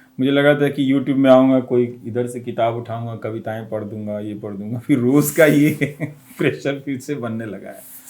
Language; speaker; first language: Hindi; non-native, local second language; Bhojpuri